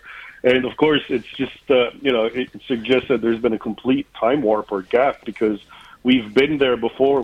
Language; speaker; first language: English; native; English